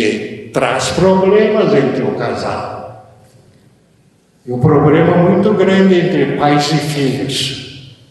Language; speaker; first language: Portuguese; early bilingual, other home language; Japanese